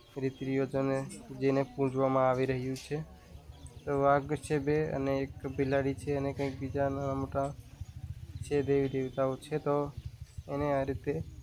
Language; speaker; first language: Gujarati; non-native, local second language; Bhili